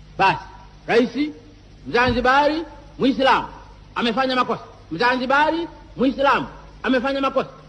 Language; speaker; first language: Swahili; non-native, local second language; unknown